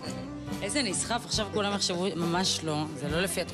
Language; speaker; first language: Hebrew; native; Hebrew